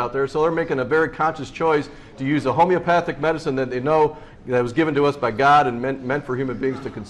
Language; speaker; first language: English; native; English